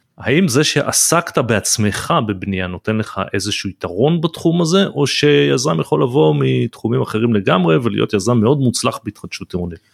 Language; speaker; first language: Hebrew; native; Hebrew